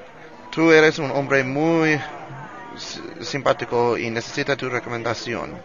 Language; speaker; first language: Spanish; non-native, learner; English